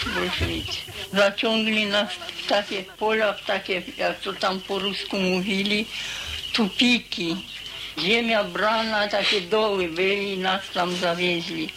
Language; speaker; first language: Polish; early bilingual, heritage; Polish